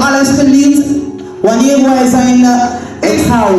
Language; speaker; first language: Dutch; non-native, learner; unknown